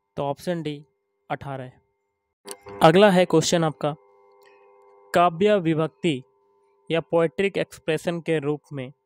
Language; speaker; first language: Hindi; native; Hindi